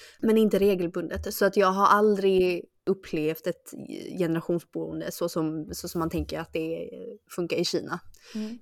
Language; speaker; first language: Swedish; early bilingual, other home language; Chinese